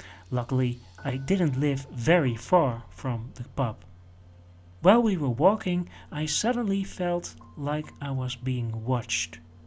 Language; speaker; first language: English; non-native, fluent; Dutch